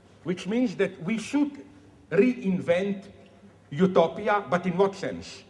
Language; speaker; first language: English; non-native, fluent; Slovenian